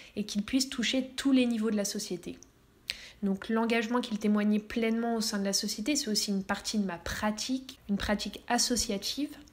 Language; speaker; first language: French; native; French